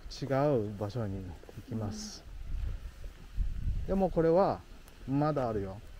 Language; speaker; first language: Japanese; non-native, learner; Indonesian